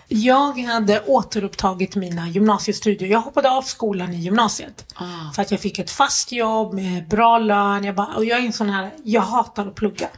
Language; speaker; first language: Swedish; early bilingual, other home language; Arabic